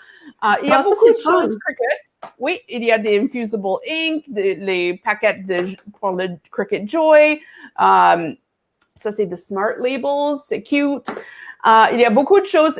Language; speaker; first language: French; non-native, learner; English